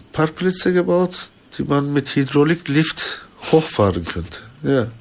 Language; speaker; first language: German; non-native, fluent; Turkish